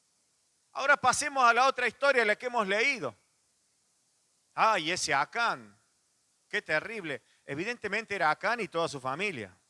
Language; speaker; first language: Spanish; native; Spanish